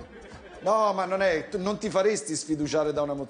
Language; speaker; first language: Italian; native; Italian